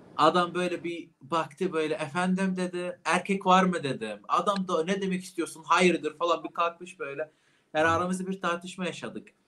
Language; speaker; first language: Turkish; non-native, fluent; Arabic